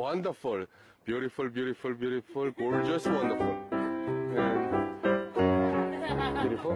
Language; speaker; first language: English; non-native, learner; Korean